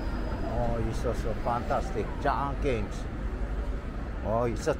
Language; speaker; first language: English; non-native, learner; Korean